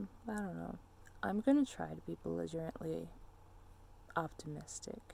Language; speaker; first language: English; native; English